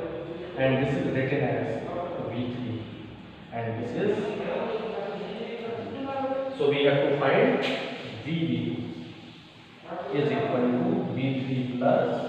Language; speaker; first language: English; non-native, local second language; Hindi